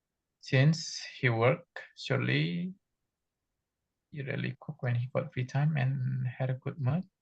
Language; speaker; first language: English; non-native, fluent; Indonesian